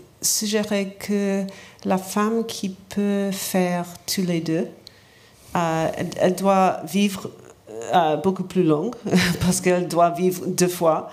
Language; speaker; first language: French; non-native, learner; English